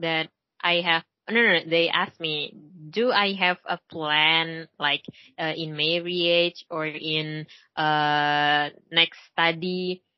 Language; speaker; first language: English; non-native, learner; Indonesian